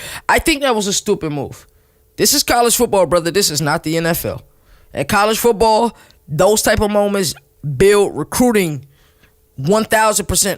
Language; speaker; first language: English; native; English